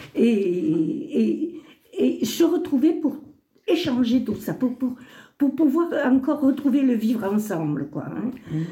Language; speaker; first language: French; early bilingual, other home language; Spanish